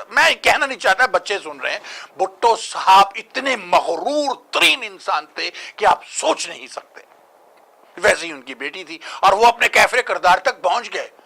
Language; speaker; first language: Urdu; native; Urdu